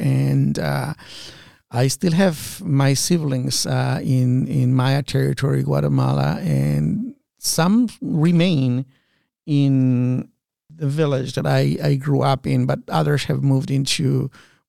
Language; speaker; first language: English; non-native, fluent; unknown